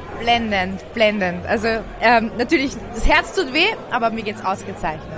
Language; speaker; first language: German; early bilingual, other home language; Persian